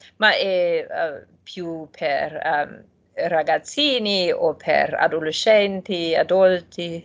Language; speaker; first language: Italian; non-native, fluent; English